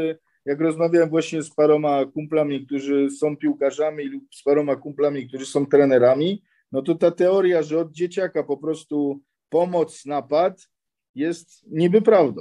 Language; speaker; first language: Polish; early bilingual, heritage; Polish